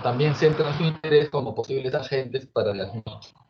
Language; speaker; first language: Spanish; native; Spanish